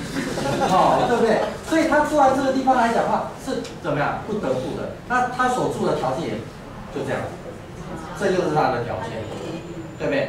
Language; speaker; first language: Chinese; native; Chinese